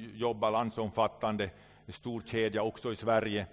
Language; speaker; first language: Swedish; native; Swedish